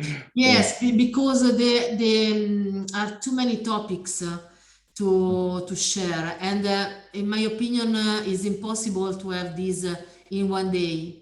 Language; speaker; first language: English; non-native, learner; Italian